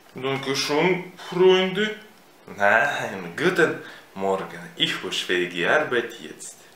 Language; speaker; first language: German; non-native, learner; Russian